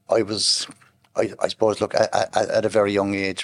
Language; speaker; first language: English; native; English